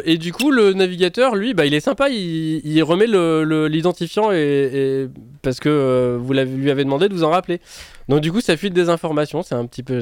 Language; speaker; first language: French; native; French